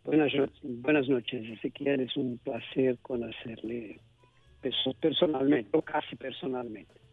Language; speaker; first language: Spanish; non-native, local second language; Portuguese